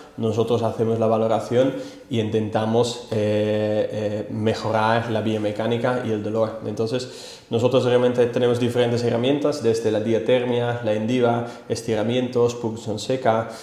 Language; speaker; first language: Spanish; non-native, fluent; Dutch